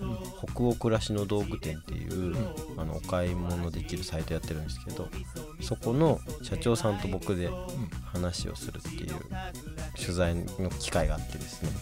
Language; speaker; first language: Japanese; native; Japanese